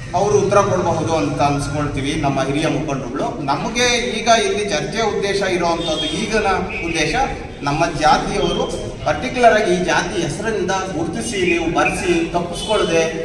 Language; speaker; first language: Kannada; native; Kannada